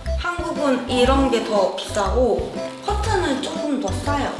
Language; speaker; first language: Korean; native; Korean